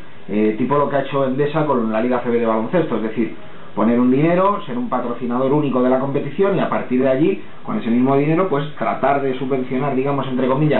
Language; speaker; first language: Spanish; native; Spanish